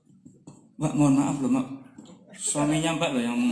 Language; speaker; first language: Indonesian; native; Indonesian